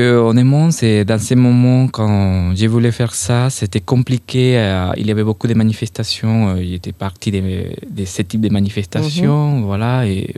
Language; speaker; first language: French; non-native, fluent; Spanish